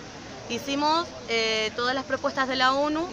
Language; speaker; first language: Spanish; native; Spanish